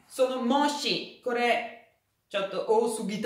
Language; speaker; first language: Japanese; non-native, learner; Italian